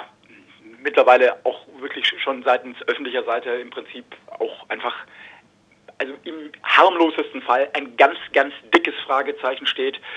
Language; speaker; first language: German; native; German